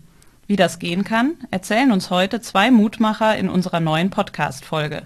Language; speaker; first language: German; native; German